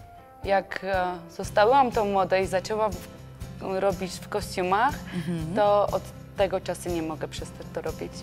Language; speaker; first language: Polish; non-native, learner; Georgian